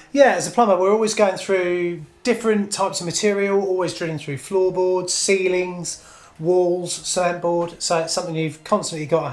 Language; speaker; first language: English; native; English